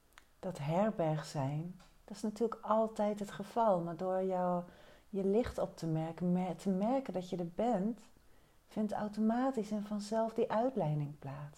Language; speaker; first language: Dutch; native; Dutch